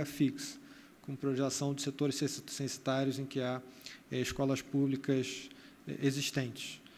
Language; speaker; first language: Portuguese; native; Portuguese